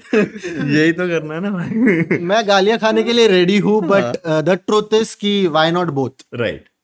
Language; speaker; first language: Hindi; non-native, local second language; Punjabi